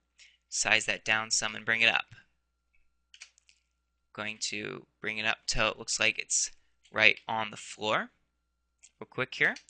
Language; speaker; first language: English; native; English